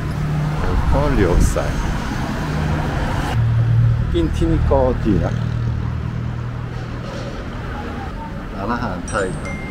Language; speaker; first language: Thai; non-native, learner; Korean